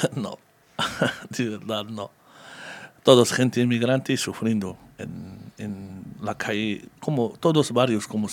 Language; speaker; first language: Spanish; non-native, learner; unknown